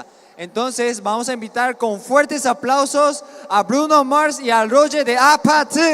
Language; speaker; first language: Spanish; non-native, fluent; Korean